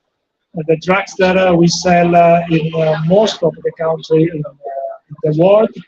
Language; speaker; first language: English; non-native, fluent; Italian